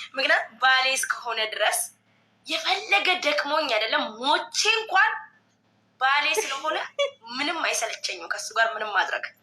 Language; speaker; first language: Amharic; non-native, local second language; Oromo